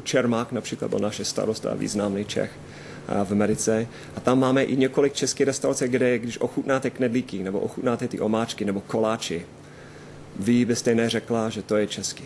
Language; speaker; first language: Czech; non-native, fluent; English